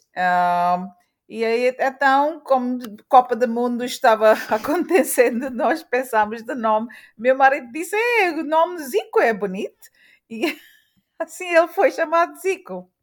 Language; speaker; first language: Portuguese; early bilingual, heritage; Portuguese